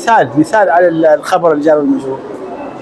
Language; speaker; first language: Arabic; native; Arabic